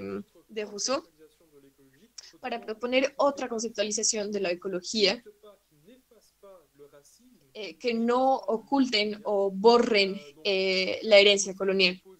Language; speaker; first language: Spanish; non-native, fluent; French